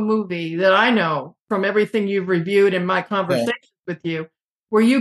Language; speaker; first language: English; native; English